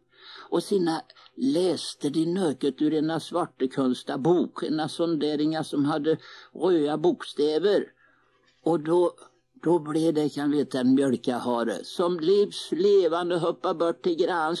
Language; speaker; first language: Swedish; native; Swedish